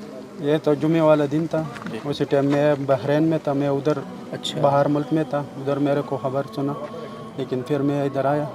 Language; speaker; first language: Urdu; non-native, local second language; Pashto